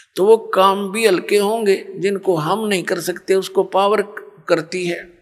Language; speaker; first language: Hindi; native; Hindi